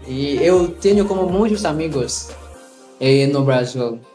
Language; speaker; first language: Portuguese; non-native, learner; Haitian Creole